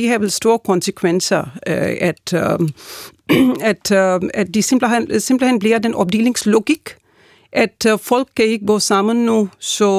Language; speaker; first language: Danish; non-native, fluent; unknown